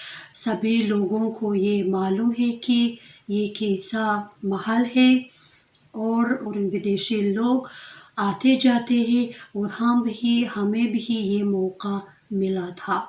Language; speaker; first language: Hindi; non-native, fluent; Tajik